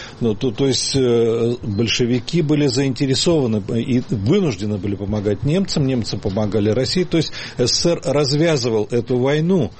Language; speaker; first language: Russian; native; Russian